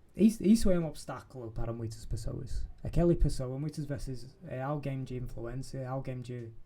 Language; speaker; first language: Portuguese; non-native, fluent; English